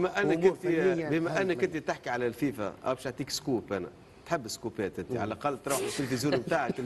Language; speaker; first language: Arabic; native; Arabic